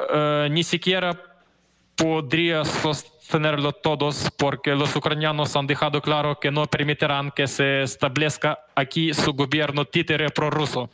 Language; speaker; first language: Spanish; non-native, fluent; Ukrainian